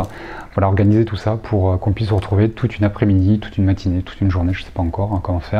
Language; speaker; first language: French; native; French